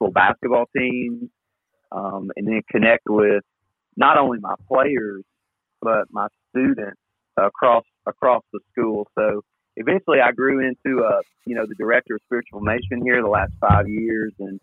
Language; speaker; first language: English; native; English